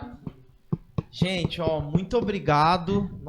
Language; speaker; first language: Portuguese; native; Portuguese